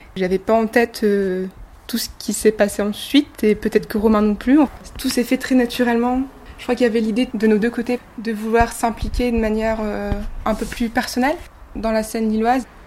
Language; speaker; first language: French; native; French